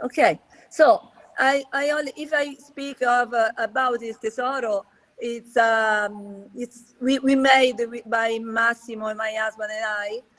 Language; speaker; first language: English; non-native, learner; Italian